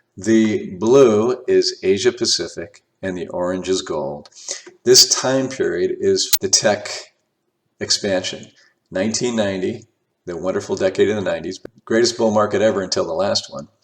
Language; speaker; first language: English; native; English